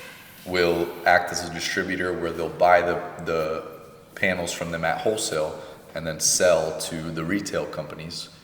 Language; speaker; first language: English; native; English